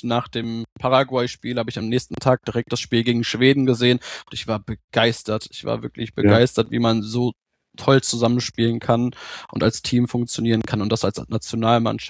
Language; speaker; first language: German; native; German